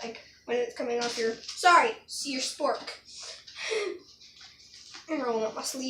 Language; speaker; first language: English; native; English